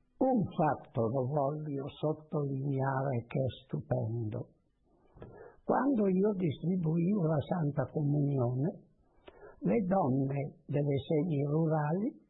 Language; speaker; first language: Italian; native; Italian